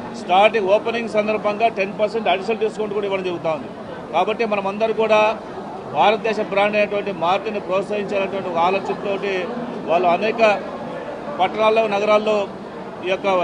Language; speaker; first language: Telugu; native; Telugu